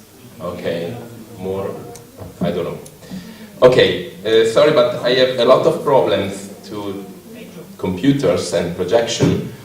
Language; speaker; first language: English; non-native, learner; Italian